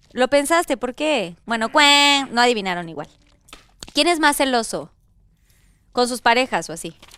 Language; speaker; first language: Spanish; native; Spanish